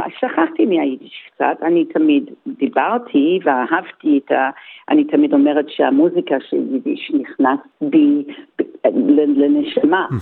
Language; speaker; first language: Hebrew; non-native, fluent; Yiddish